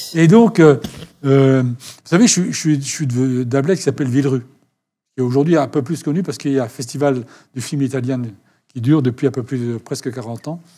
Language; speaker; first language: French; native; French